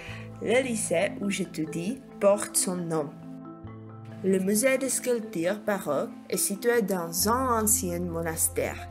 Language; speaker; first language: French; non-native, learner; Czech